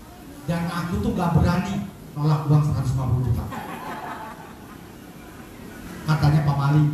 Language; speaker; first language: Indonesian; native; Indonesian